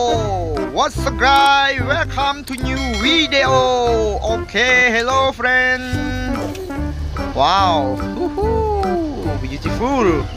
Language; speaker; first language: English; non-native, learner; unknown